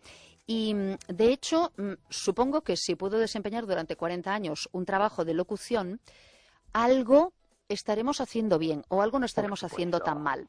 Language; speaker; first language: Spanish; native; Spanish